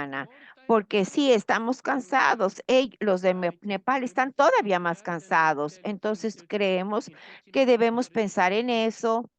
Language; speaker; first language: Spanish; non-native, fluent; Portuguese